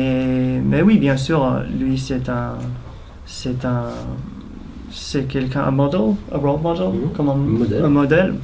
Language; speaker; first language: French; non-native, fluent; English